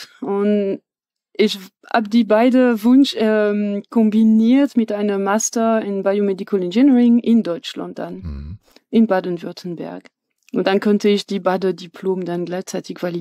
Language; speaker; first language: German; non-native, fluent; French